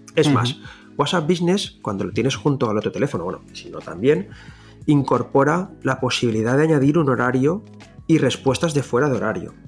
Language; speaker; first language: Spanish; non-native, local second language; Catalan